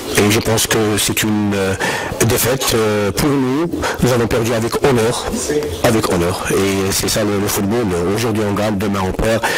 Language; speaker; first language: French; non-native, local second language; Arabic